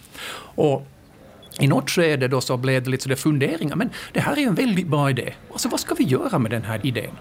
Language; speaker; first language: Swedish; native; Swedish